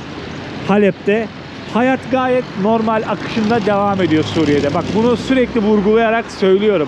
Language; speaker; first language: Turkish; native; Turkish